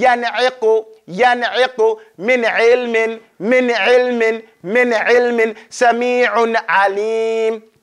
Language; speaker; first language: Arabic; non-native, fluent; English